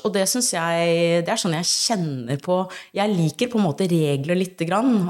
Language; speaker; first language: Norwegian; early bilingual, other home language; English